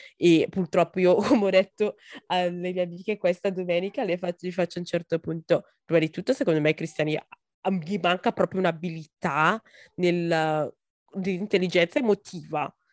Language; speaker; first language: Italian; early bilingual, other home language; Akan